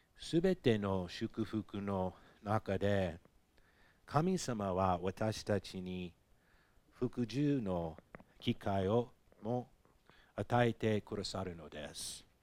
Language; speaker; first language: Japanese; non-native, fluent; English